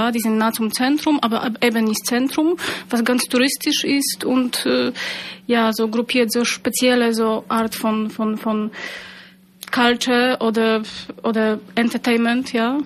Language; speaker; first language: German; non-native, fluent; Polish